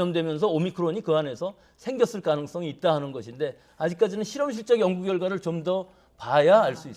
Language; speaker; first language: Korean; native; Korean